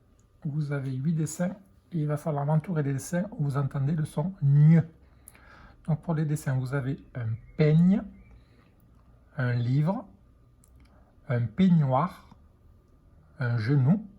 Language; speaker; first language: French; native; French